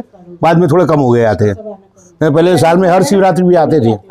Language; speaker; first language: Hindi; non-native, local second language; Gujarati